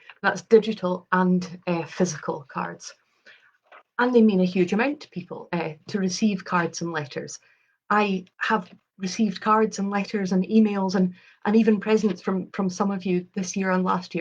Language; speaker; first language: English; native; English